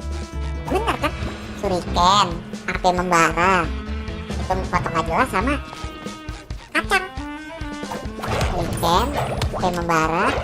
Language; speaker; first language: Indonesian; native; Indonesian